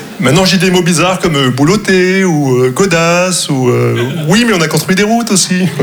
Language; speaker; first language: French; non-native, local second language; Arabic